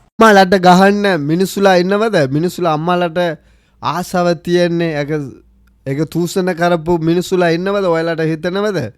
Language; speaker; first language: Sinhala; early bilingual, heritage; Sinhala